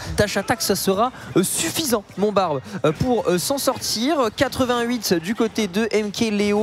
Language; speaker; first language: French; native; French